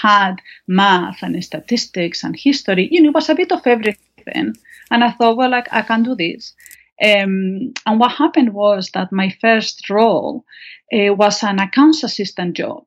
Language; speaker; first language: English; non-native, fluent; Spanish